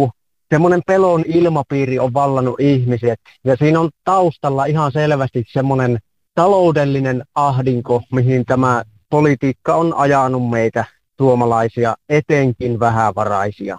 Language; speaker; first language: Finnish; native; Finnish